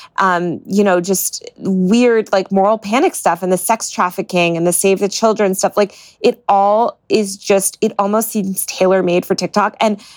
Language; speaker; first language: English; native; English